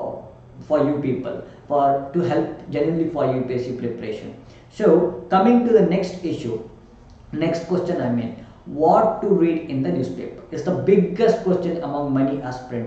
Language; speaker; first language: English; non-native, local second language; Kannada